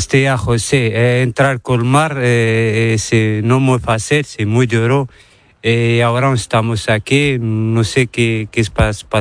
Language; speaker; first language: Spanish; non-native, learner; Arabic